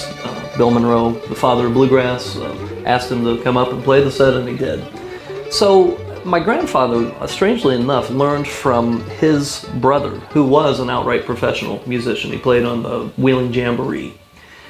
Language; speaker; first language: English; native; English